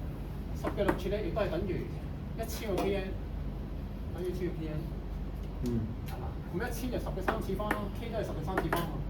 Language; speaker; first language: Cantonese; native; Cantonese